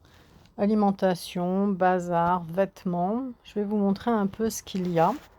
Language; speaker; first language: French; native; French